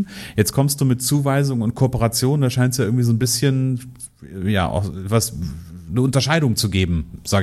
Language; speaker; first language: German; native; German